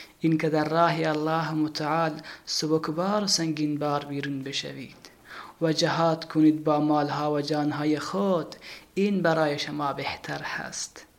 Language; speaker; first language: Persian; native; Persian